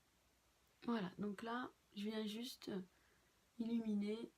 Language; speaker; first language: French; native; French